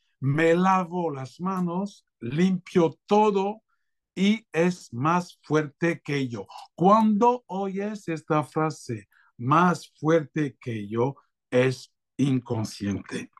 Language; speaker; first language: Spanish; non-native, fluent; French